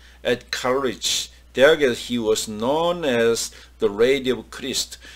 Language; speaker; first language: English; non-native, fluent; Korean